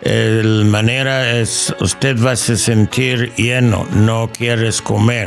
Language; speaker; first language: Spanish; non-native, learner; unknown